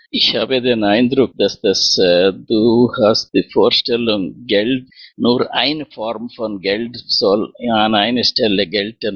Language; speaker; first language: German; non-native, learner; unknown